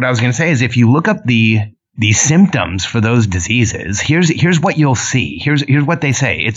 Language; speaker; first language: English; early bilingual, other home language; Spanish